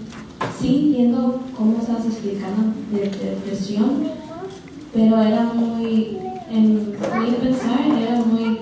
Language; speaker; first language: Spanish; early bilingual, heritage; Spanish